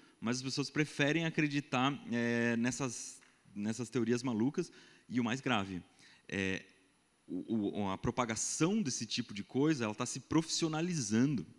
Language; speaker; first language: Portuguese; native; Portuguese